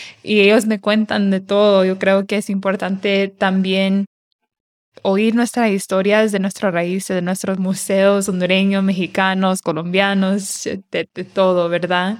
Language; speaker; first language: Spanish; early bilingual, heritage; Spanish